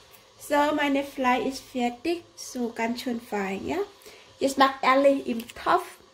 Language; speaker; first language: German; non-native, learner; Thai